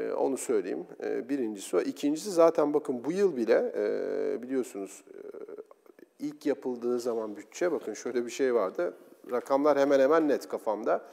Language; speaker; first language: Turkish; native; Turkish